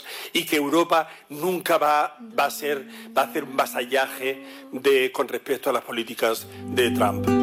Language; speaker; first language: Spanish; native; Spanish